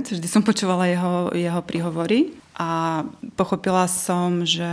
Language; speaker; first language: Slovak; early bilingual, other home language; Russian